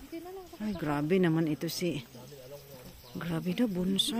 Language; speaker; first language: Filipino; native; Filipino